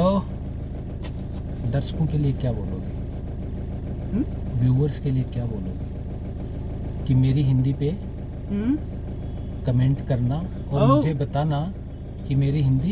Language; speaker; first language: Hindi; native; Hindi